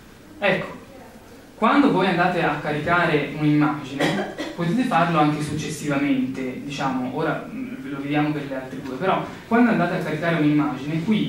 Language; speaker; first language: Italian; native; Italian